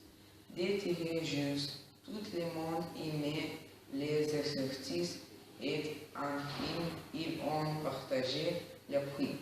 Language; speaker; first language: French; non-native, learner; Lithuanian